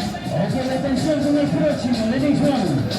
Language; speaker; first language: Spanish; non-native, fluent; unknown